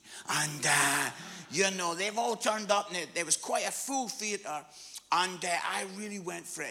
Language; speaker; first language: English; native; English